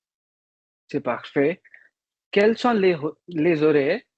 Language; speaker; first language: French; non-native, learner; Hindi